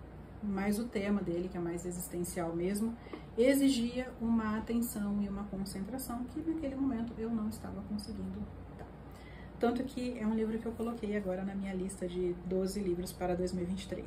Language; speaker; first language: Portuguese; native; Portuguese